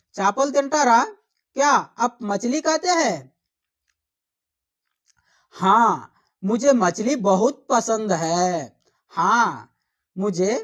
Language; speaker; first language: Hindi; non-native, local second language; Telugu